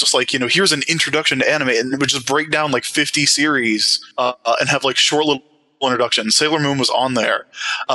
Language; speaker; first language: English; native; English